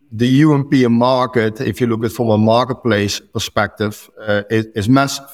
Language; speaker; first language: English; non-native, fluent; Dutch